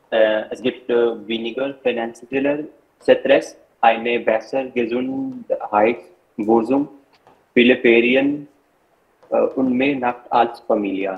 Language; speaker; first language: German; non-native, learner; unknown